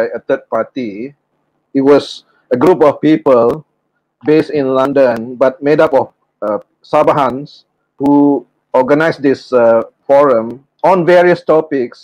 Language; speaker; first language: English; non-native, local second language; Malay